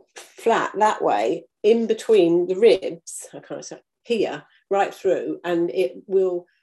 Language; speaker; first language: English; native; English